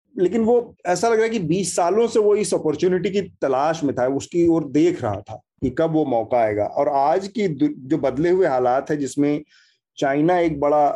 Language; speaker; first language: Hindi; native; Hindi